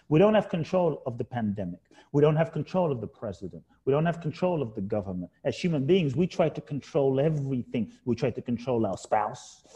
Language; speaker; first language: English; native; English